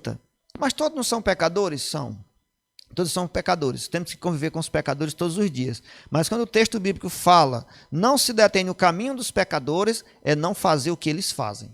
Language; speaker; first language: Portuguese; native; Portuguese